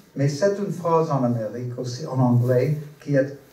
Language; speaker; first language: French; non-native, learner; English